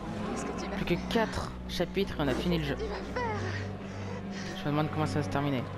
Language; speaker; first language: French; native; French